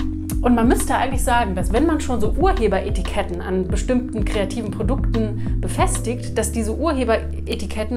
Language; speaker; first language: German; native; German